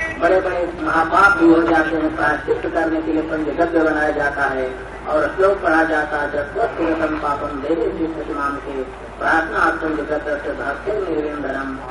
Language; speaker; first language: Hindi; native; Hindi